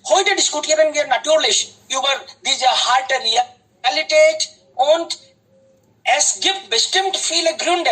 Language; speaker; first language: German; non-native, fluent; Hindi